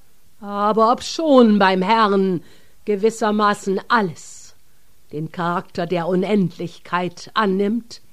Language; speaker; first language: German; native; German